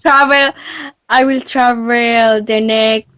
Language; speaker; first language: English; non-native, learner; Spanish